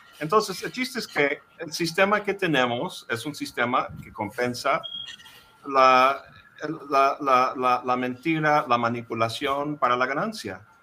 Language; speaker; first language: Spanish; non-native, fluent; English